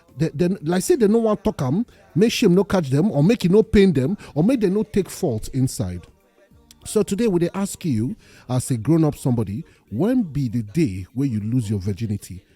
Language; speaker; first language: Nigerian Pidgin; native; Nigerian Pidgin